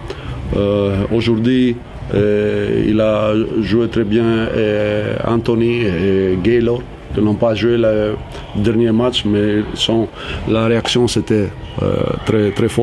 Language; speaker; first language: French; non-native, fluent; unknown